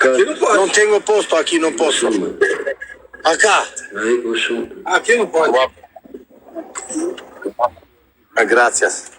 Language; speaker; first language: Italian; non-native, learner; Albanian